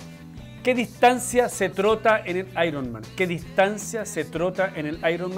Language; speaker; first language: Spanish; native; Spanish